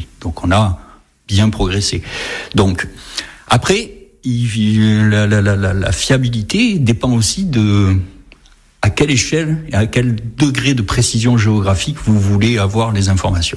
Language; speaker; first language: French; native; French